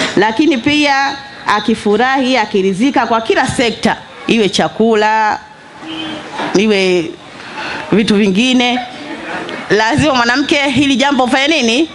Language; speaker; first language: Swahili; native; Swahili